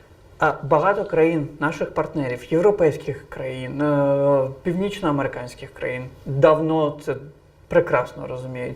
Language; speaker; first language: Ukrainian; non-native, fluent; Crimean Tatar